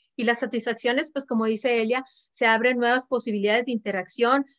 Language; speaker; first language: Spanish; native; Spanish